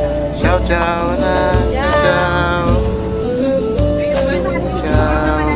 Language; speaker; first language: Italian; non-native, learner; Filipino